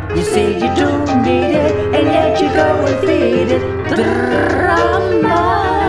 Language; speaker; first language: English; non-native, fluent; Norwegian